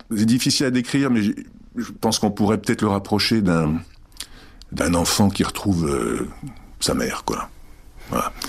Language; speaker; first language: French; early bilingual, other home language; Czech